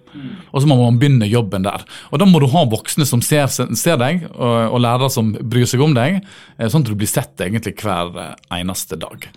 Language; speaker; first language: Norwegian; native; Norwegian